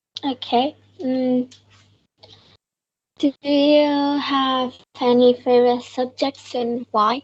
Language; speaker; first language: English; non-native, learner; Vietnamese